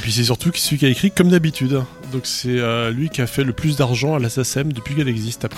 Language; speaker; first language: French; native; French